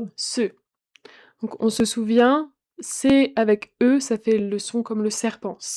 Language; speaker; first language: French; native; French